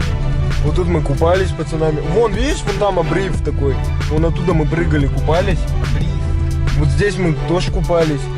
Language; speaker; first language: Russian; native; Russian